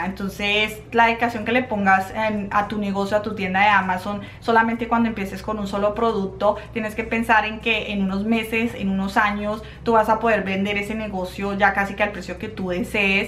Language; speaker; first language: Spanish; native; Spanish